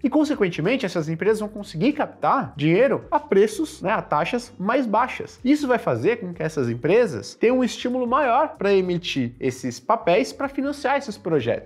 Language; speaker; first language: Portuguese; native; Portuguese